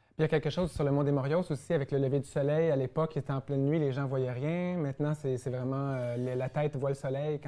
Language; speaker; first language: French; native; French